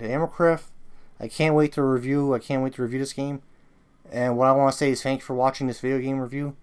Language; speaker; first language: English; native; English